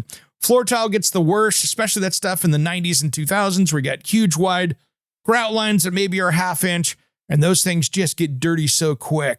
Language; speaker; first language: English; native; English